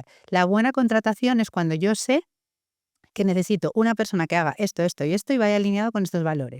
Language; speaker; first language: Spanish; native; Spanish